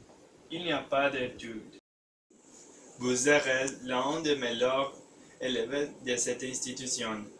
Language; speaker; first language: French; non-native, learner; Spanish